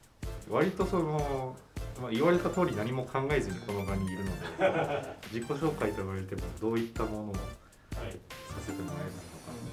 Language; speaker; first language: Japanese; native; Japanese